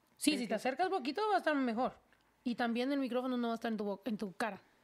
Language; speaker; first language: Spanish; early bilingual, heritage; Spanish